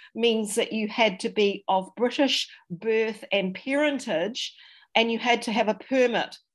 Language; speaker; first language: English; native; English